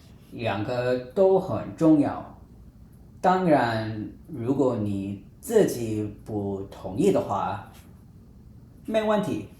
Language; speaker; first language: Chinese; non-native, fluent; English